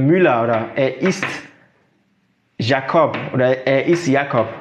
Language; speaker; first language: German; non-native, fluent; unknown